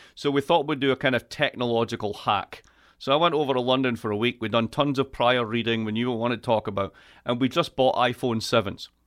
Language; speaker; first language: English; native; English